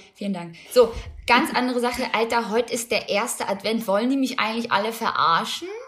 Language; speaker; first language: German; early bilingual, other home language; Albanian